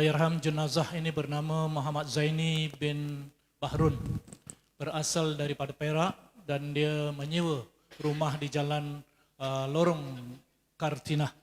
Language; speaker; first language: Malay; native; Malay